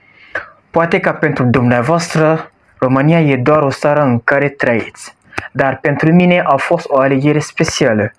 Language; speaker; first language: Romanian; non-native, learner; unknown